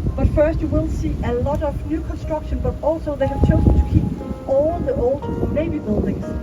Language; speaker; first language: English; non-native, fluent; Danish